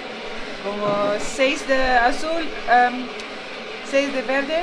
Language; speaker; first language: Spanish; non-native, learner; Dutch